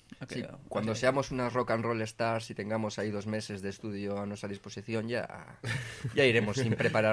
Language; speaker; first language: Spanish; native; Spanish